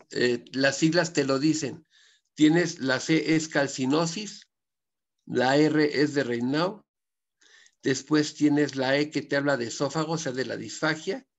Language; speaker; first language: Spanish; native; Spanish